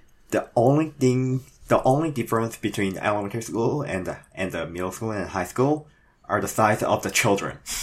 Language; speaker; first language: English; non-native, fluent; Korean